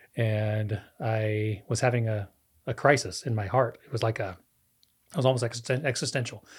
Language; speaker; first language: English; non-native, fluent; Spanish